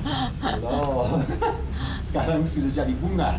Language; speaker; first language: Indonesian; non-native, fluent; English